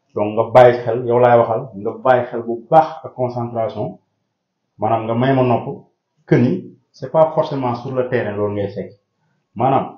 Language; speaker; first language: Wolof; native; Wolof